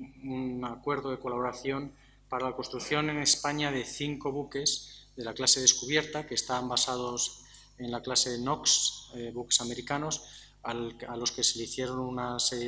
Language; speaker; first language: Spanish; native; Spanish